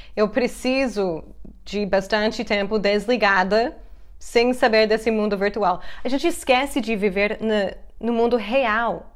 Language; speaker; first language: Portuguese; non-native, fluent; English